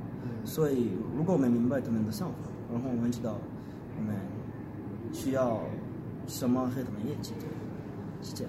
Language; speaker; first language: Chinese; non-native, learner; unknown